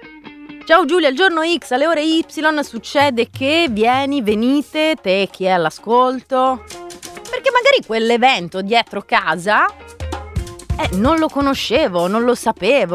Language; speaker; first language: Italian; native; Italian